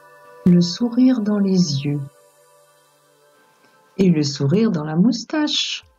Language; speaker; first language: French; native; French